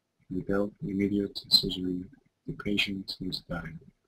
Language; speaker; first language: English; non-native, learner; Korean